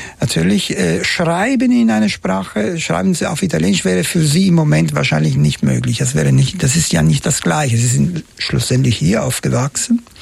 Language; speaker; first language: German; non-native, fluent; Italian